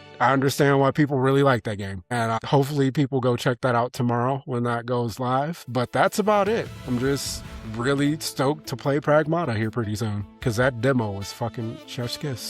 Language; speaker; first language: English; native; English